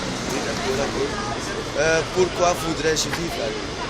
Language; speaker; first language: French; non-native, learner; Dutch